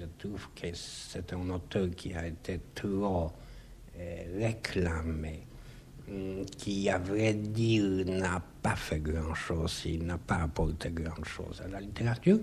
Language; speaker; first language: French; non-native, fluent; Polish